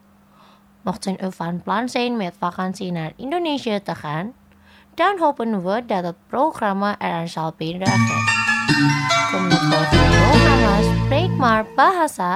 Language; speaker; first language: Dutch; non-native, fluent; Indonesian